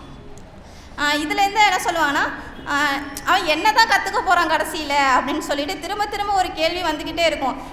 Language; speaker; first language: Tamil; native; Tamil